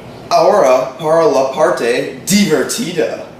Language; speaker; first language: Spanish; non-native, learner; English